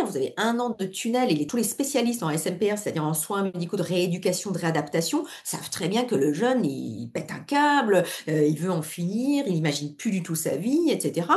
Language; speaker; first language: French; native; French